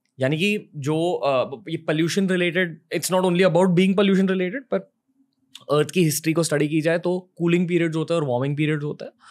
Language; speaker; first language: Hindi; native; Hindi